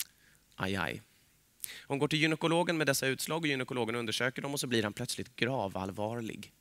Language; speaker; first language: Swedish; native; Swedish